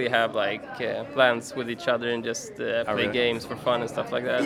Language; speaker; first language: English; non-native, fluent; Swedish